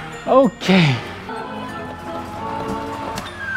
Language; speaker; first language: Chinese; native; Chinese